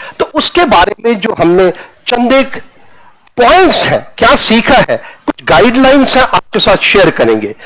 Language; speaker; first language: Hindi; non-native, local second language; Punjabi